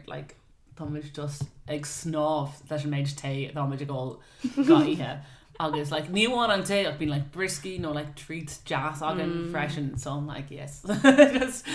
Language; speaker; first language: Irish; non-native, local second language; English